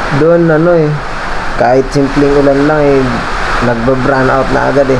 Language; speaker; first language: Filipino; non-native, local second language; Bikol